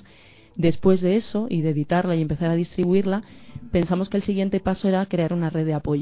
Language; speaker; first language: Spanish; native; Spanish